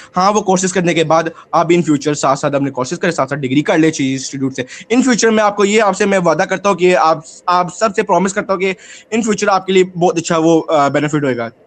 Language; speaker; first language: Urdu; non-native, local second language; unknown